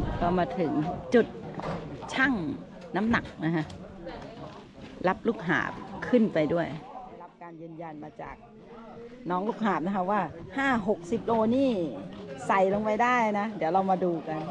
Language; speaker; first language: Thai; native; Thai